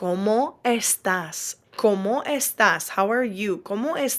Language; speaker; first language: Spanish; non-native, fluent; English